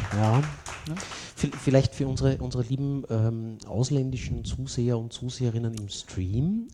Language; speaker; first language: German; native; German